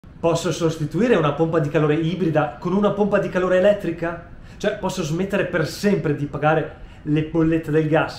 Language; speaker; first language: Italian; native; Italian